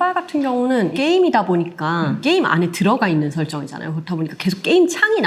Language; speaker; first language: Korean; native; Korean